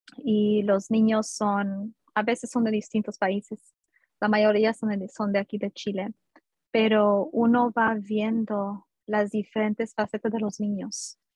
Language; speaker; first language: Spanish; early bilingual, heritage; Spanish